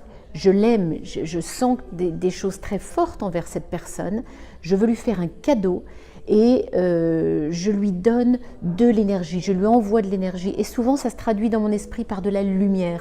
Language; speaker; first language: French; native; French